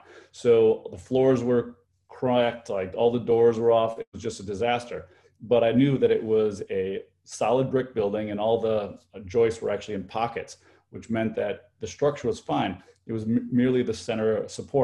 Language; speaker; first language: English; native; English